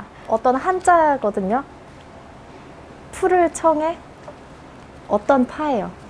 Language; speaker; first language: Korean; native; Korean